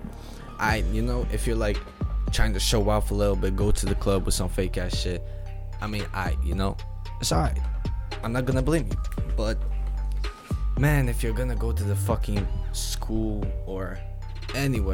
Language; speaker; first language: English; non-native, fluent; Dutch